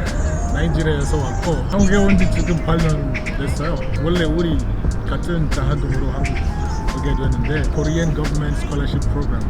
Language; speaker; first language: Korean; non-native, fluent; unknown